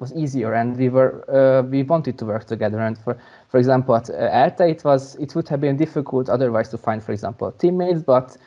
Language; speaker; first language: English; non-native, fluent; Hungarian